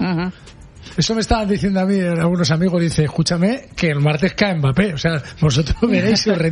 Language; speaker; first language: Spanish; native; Spanish